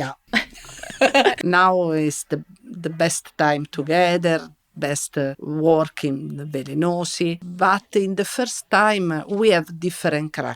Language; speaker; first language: English; non-native, learner; Italian